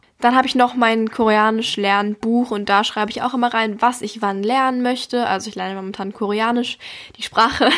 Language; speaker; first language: German; native; German